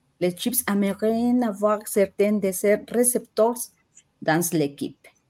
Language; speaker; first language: French; non-native, learner; Spanish